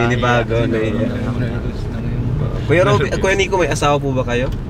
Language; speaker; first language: Filipino; native; Filipino